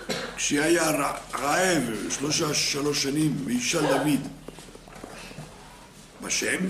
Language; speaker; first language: Hebrew; non-native, fluent; French